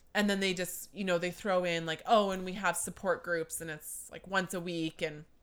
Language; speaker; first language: English; native; English